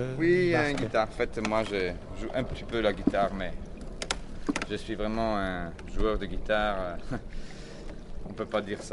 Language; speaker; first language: French; non-native, fluent; Italian